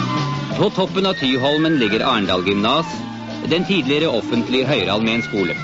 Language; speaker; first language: Norwegian; native; Norwegian